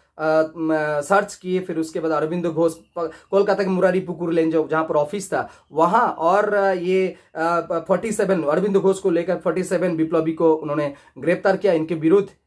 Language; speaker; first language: Hindi; non-native, local second language; Bangla